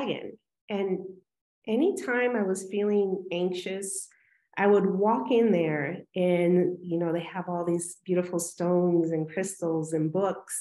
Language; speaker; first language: English; native; English